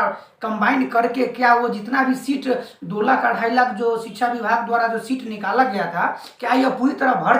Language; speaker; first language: Hindi; native; Hindi